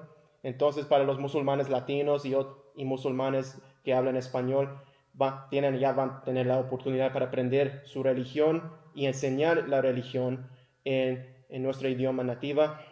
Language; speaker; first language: Spanish; early bilingual, heritage; English